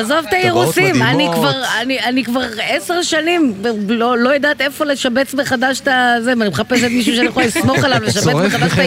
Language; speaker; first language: Hebrew; native; Hebrew